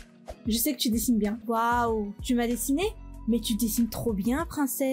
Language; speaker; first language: French; native; French